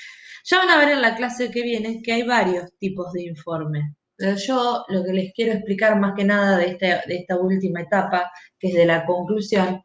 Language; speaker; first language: Spanish; native; Spanish